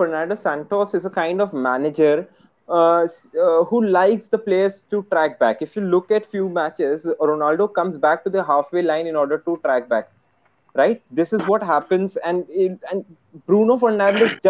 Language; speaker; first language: English; non-native, local second language; Hindi